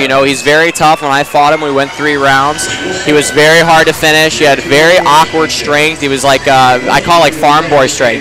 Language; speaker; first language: English; native; English